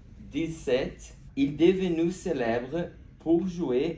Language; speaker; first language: French; non-native, learner; Portuguese